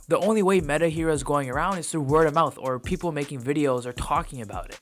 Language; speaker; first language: English; native; English